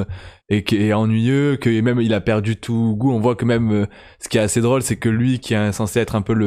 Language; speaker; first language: French; native; French